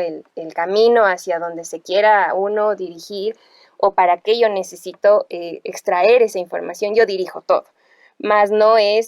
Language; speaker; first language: Spanish; native; Spanish